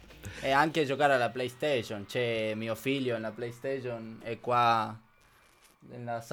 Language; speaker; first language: Italian; non-native, learner; Spanish